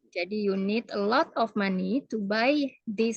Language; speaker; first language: English; non-native, fluent; Indonesian